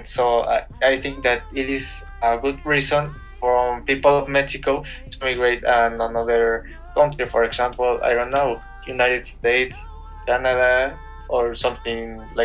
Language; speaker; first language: English; non-native, learner; Spanish